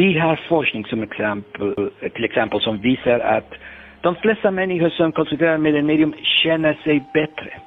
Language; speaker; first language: Swedish; non-native, fluent; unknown